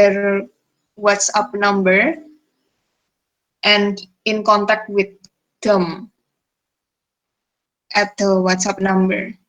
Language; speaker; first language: English; non-native, fluent; Indonesian